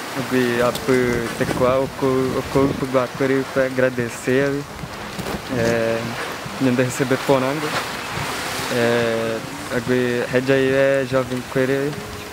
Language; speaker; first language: Portuguese; non-native, local second language; Guarani